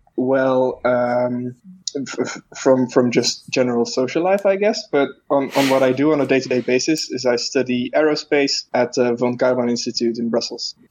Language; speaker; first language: English; non-native, fluent; Dutch